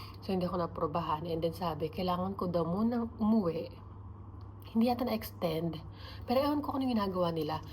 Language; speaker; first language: Filipino; native; Filipino